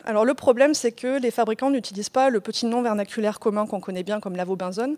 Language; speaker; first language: French; native; French